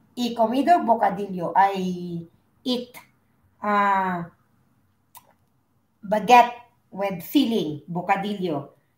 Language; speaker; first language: English; non-native, local second language; Filipino